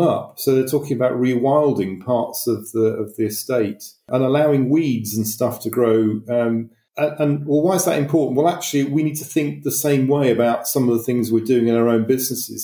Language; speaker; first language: English; native; English